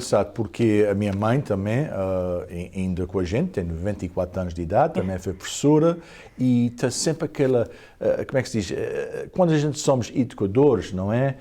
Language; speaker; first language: Portuguese; early bilingual, heritage; Portuguese